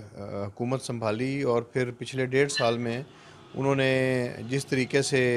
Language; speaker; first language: Urdu; non-native, local second language; Punjabi